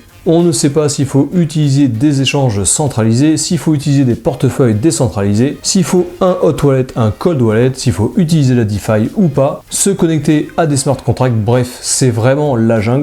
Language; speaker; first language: French; native; French